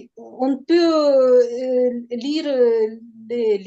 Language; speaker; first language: French; non-native, learner; Ukrainian